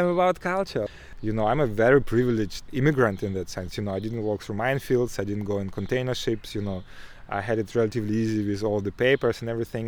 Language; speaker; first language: English; non-native, fluent; Ukrainian